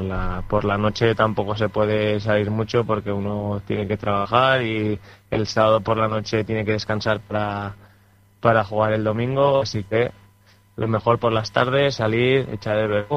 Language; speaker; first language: Spanish; native; Spanish